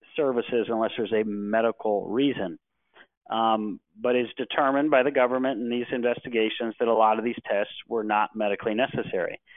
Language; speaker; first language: English; native; English